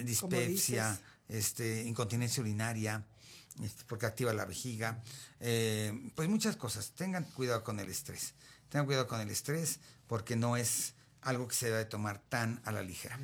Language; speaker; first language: Spanish; native; Spanish